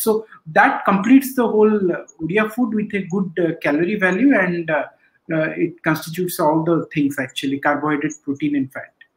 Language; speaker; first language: English; non-native, local second language; Odia